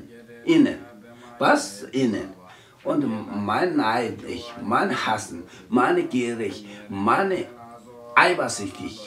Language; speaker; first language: German; non-native, learner; Tibetan